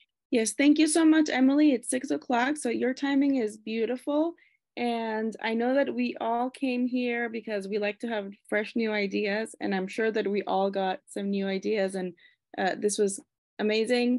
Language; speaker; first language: English; early bilingual, other home language; Spanish